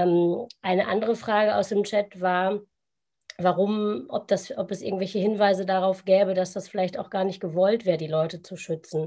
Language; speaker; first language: German; native; German